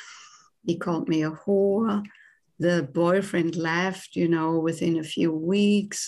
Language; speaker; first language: English; non-native, fluent; German